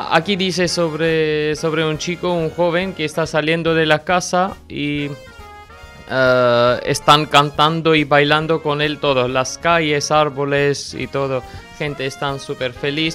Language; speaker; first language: Spanish; non-native, learner; Armenian